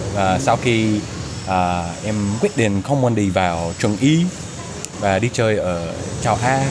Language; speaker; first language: Vietnamese; non-native, learner; English